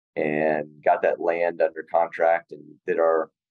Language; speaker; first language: English; native; English